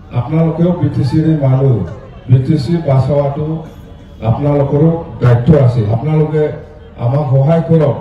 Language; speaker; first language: Assamese; non-native, local second language; Rangpuri